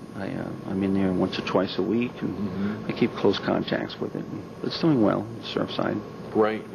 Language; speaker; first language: English; native; English